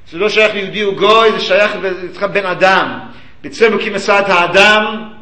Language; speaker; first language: Hebrew; early bilingual, other home language; English